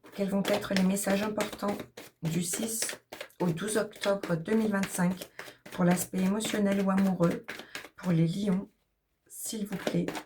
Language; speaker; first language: French; native; French